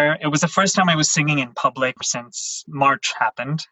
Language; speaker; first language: English; non-native, local second language; Sinhala